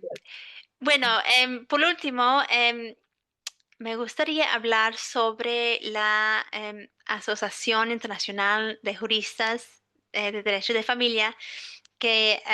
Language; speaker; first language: Spanish; non-native, fluent; English